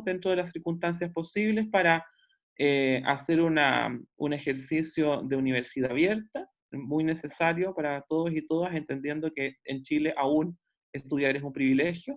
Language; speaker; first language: Spanish; native; Spanish